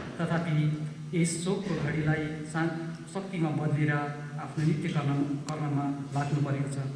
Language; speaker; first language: Nepali; native; Nepali